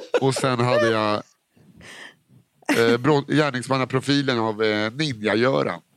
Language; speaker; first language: Swedish; native; Swedish